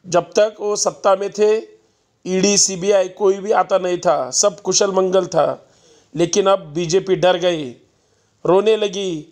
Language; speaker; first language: Hindi; non-native, local second language; Marathi